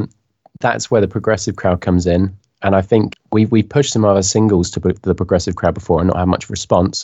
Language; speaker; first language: English; native; English